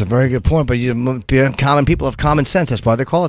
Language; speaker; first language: English; native; English